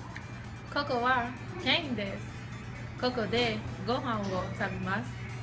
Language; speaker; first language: Japanese; non-native, learner; English